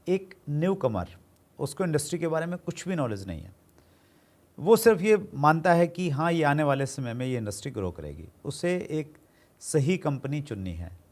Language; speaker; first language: Hindi; native; Hindi